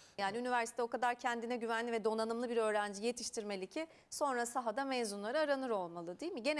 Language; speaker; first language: Turkish; native; Turkish